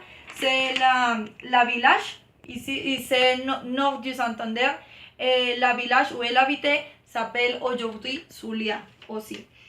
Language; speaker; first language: French; non-native, learner; Spanish